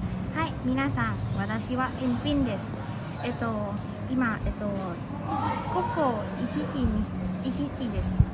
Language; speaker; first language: Japanese; non-native, learner; Thai